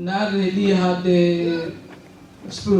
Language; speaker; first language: Swedish; non-native, learner; Swahili